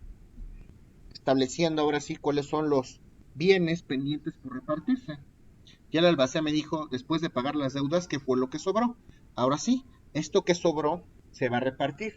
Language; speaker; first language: Spanish; native; Spanish